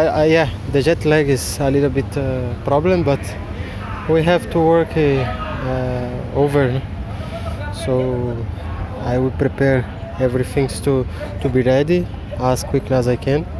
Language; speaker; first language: English; non-native, learner; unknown